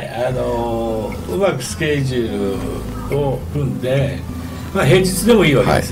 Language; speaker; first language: Japanese; native; Japanese